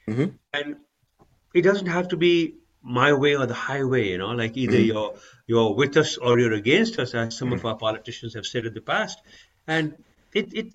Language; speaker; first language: English; non-native, local second language; Urdu